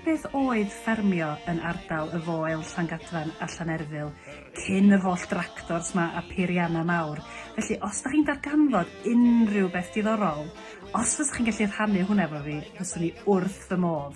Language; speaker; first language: Welsh; native; Welsh